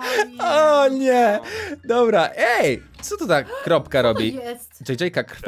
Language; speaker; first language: Polish; native; Polish